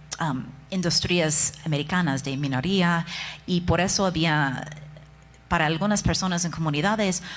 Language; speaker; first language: Spanish; non-native, fluent; English